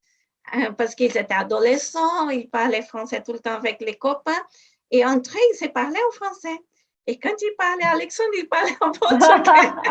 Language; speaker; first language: French; non-native, fluent; Portuguese